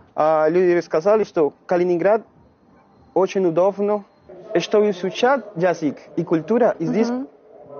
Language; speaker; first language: Russian; non-native, learner; Spanish